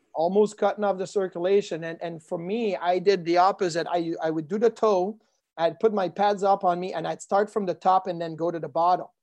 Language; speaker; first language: English; native; English